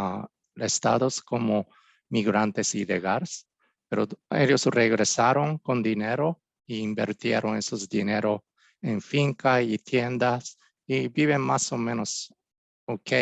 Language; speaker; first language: Spanish; non-native, fluent; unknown